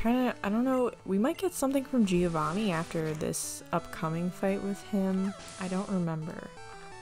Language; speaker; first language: English; native; English